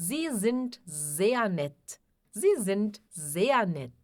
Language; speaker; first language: German; non-native, fluent; Portuguese